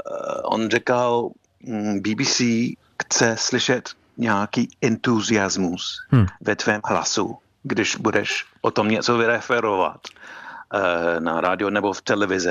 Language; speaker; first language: Czech; non-native, fluent; English